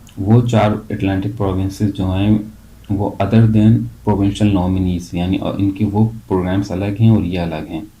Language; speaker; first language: Hindi; native; Hindi